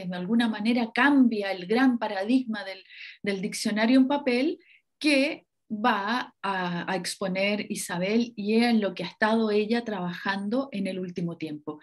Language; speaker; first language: Spanish; native; Spanish